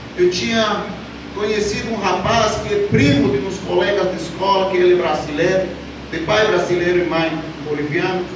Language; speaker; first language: Portuguese; non-native, fluent; Spanish